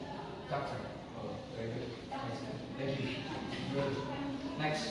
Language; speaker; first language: English; non-native, learner; Indonesian